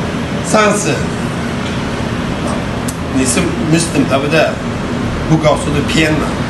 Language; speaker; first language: Chinese; non-native, learner; Turkish